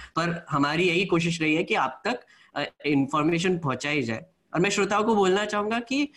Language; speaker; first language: Hindi; non-native, local second language; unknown